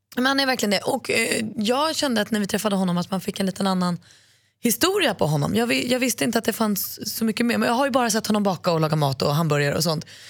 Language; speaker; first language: Swedish; native; Swedish